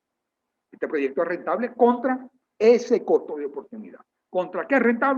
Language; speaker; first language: Spanish; native; Spanish